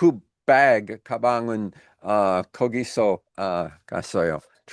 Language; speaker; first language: Korean; non-native, learner; English